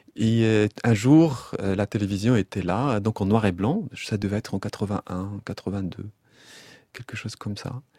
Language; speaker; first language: French; non-native, local second language; Arabic